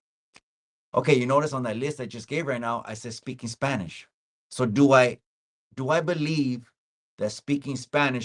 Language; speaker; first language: English; early bilingual, other home language; Spanish